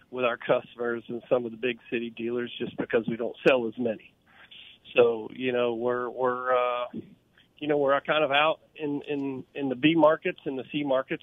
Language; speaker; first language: English; native; English